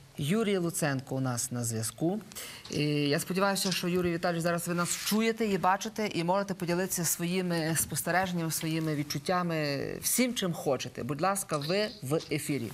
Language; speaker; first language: Ukrainian; native; Ukrainian